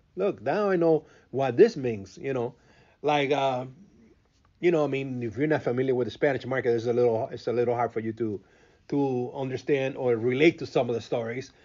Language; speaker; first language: English; non-native, fluent; Spanish